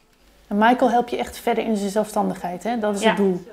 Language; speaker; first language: Dutch; native; Dutch